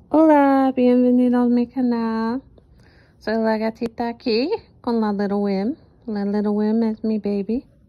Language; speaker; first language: Spanish; early bilingual, heritage; Spanish